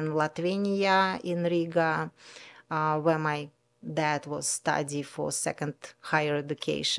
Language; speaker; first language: English; non-native, learner; Russian